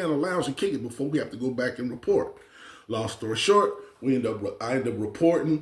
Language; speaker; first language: English; native; English